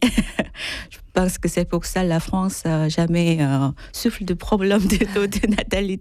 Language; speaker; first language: French; non-native, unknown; Korean